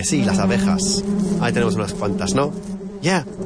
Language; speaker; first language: Spanish; non-native, fluent; English